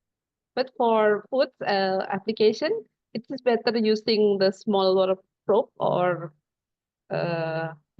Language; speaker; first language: English; non-native, fluent; Indonesian